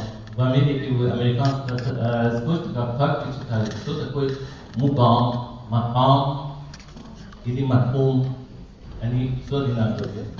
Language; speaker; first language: Russian; non-native, learner; Persian